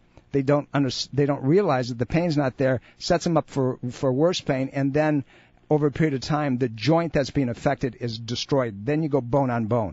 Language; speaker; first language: English; native; English